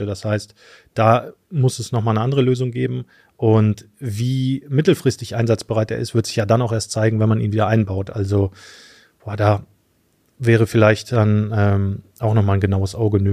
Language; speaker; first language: German; native; German